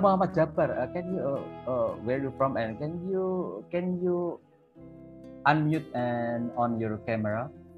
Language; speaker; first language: English; non-native, fluent; Indonesian